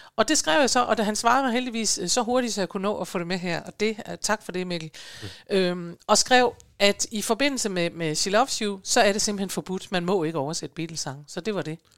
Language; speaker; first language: Danish; native; Danish